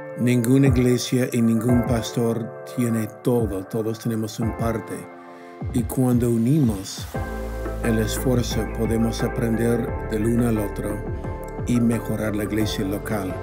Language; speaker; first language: Spanish; non-native, fluent; English